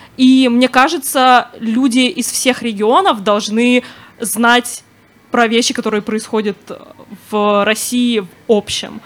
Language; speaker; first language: Russian; native; Russian